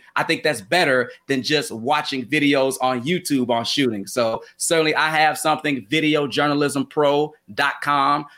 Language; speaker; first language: English; native; English